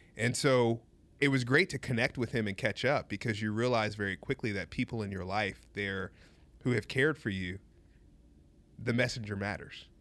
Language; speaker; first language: English; native; English